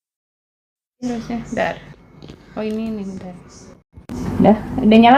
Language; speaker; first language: Indonesian; native; Indonesian